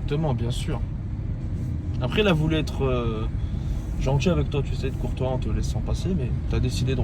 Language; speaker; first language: French; native; French